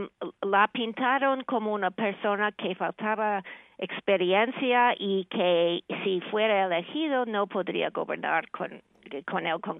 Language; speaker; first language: Spanish; non-native, fluent; English